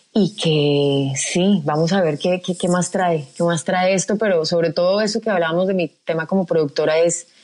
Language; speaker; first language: Spanish; native; Spanish